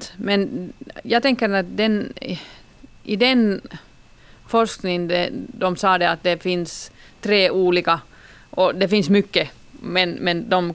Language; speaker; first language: Swedish; non-native, local second language; Finnish